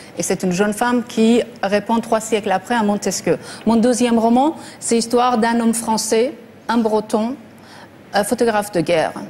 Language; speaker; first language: French; non-native, fluent; Persian